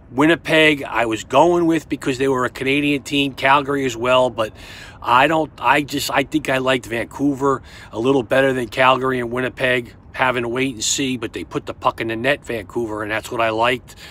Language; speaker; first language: English; native; English